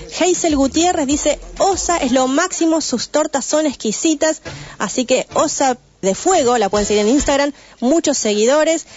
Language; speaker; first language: Spanish; native; Spanish